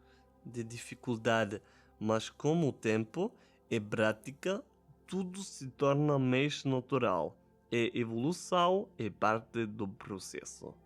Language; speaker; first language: Portuguese; non-native, learner; German